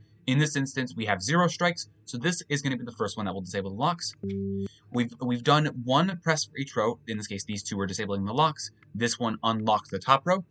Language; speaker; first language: English; native; English